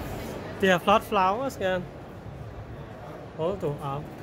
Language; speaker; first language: Danish; non-native, learner; Thai